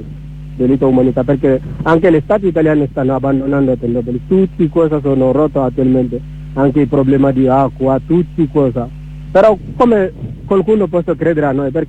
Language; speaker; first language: Italian; non-native, learner; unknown